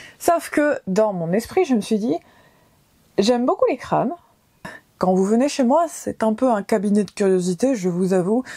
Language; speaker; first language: French; early bilingual, other home language; Portuguese